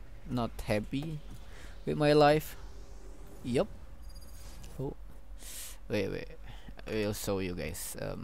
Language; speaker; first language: English; non-native, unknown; Indonesian